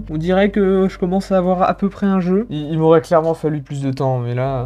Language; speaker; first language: French; native; French